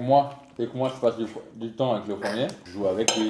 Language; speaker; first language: French; native; French